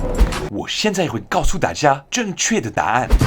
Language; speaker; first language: Chinese; non-native, fluent; French